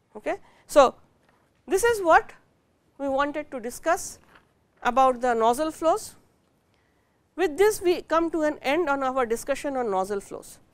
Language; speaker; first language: English; non-native, local second language; Bangla